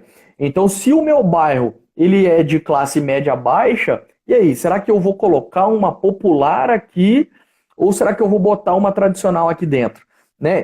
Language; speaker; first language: Portuguese; native; Portuguese